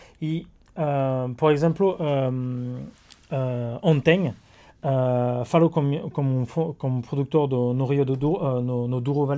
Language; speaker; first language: Portuguese; non-native, learner; French